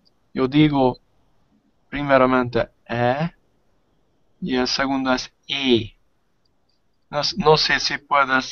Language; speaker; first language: Spanish; non-native, learner; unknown